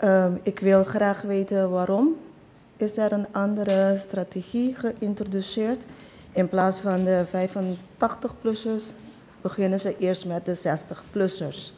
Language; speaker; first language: Dutch; non-native, local second language; Papiamento